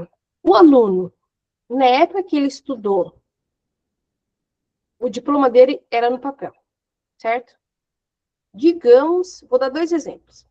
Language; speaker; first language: Portuguese; native; Portuguese